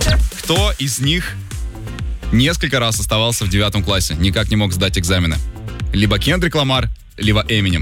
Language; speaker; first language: Russian; native; Russian